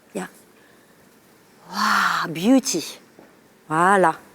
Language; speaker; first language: English; non-native, fluent; French